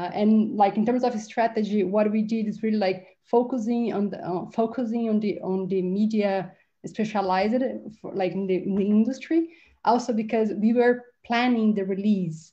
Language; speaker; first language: English; non-native, fluent; Portuguese